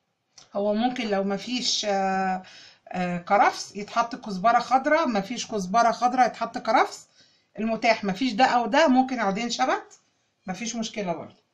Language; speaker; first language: Arabic; native; Arabic